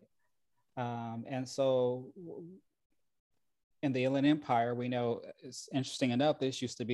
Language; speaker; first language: English; native; English